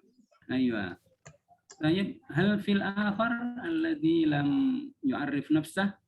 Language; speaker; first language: Arabic; non-native, fluent; Indonesian